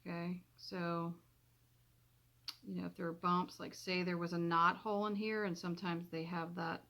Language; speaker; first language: English; native; English